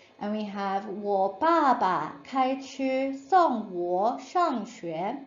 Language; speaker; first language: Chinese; non-native, fluent; English